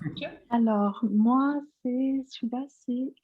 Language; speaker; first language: French; native; French